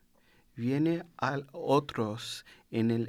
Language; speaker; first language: Spanish; non-native, learner; English